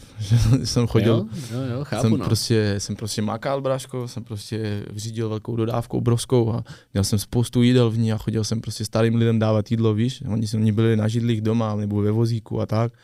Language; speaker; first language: Czech; non-native, fluent; French